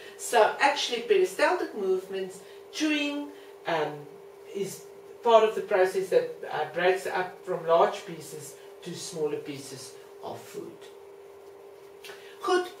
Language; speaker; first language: English; non-native, local second language; Afrikaans